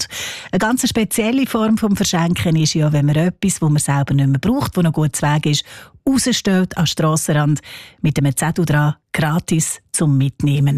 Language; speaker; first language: German; native; German